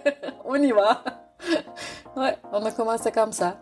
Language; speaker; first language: French; non-native, fluent; Turkish